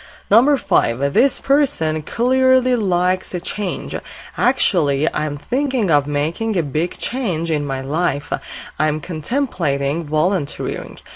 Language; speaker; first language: English; non-native, fluent; Persian